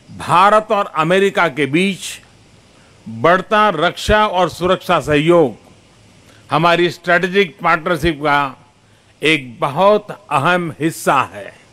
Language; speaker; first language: Hindi; non-native, local second language; Gujarati